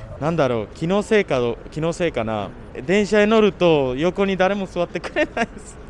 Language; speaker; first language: Japanese; early bilingual, other home language; Spanish